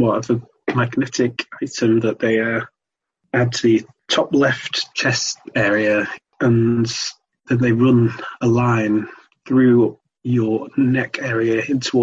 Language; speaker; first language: English; native; English